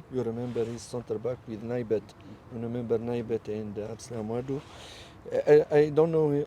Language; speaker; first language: English; non-native, learner; French